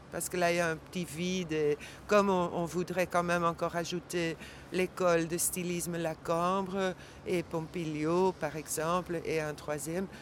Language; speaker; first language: French; non-native, local second language; Dutch